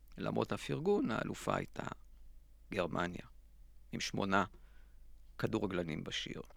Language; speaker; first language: Hebrew; native; Hebrew